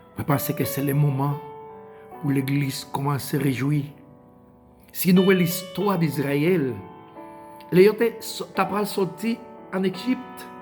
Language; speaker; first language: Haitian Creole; non-native, fluent; Spanish